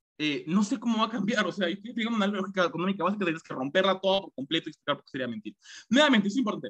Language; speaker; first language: Spanish; native; Spanish